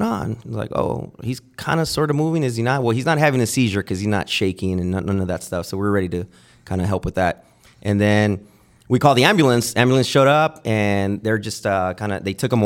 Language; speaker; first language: English; native; English